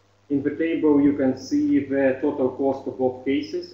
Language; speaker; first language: English; non-native, fluent; Russian